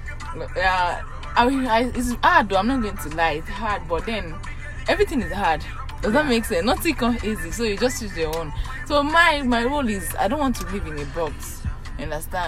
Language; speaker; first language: English; non-native, local second language; Yoruba